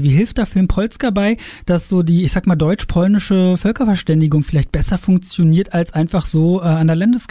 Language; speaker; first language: German; native; German